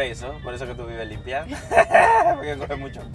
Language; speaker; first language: Spanish; native; Spanish